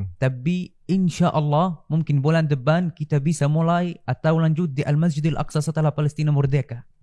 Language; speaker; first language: Indonesian; non-native, fluent; Arabic